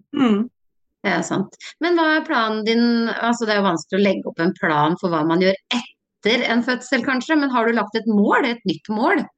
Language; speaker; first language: Norwegian; native; Norwegian